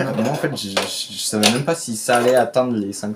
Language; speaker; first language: French; native; French